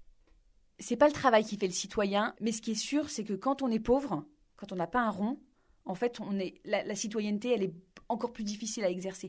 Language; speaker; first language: French; native; French